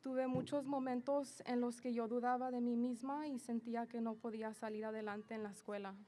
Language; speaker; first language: Spanish; early bilingual, other home language; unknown